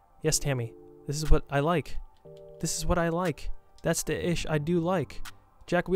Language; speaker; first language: English; native; English